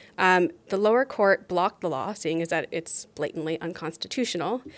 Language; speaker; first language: English; native; English